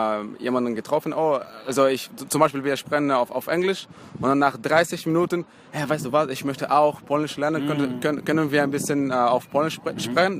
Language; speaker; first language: German; non-native, fluent; Portuguese